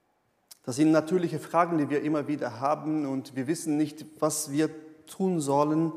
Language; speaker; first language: German; non-native, fluent; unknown